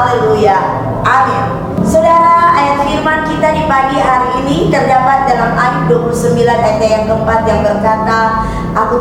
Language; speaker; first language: Indonesian; native; Indonesian